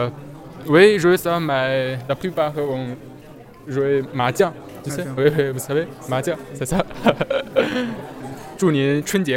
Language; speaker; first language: French; non-native, learner; Chinese